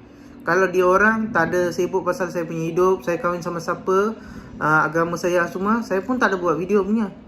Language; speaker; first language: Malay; non-native, local second language; Tamil